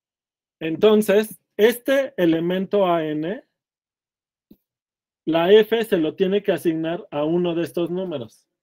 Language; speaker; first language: Spanish; native; Spanish